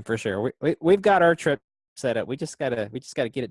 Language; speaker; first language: English; native; English